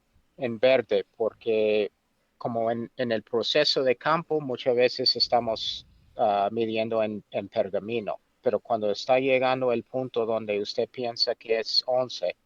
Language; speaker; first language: Spanish; non-native, fluent; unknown